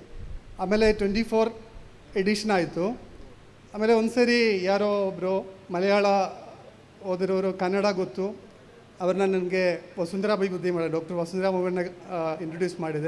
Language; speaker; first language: Kannada; non-native, learner; Malayalam